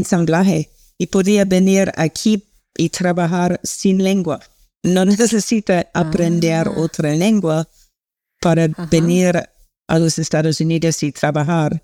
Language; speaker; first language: Spanish; non-native, learner; English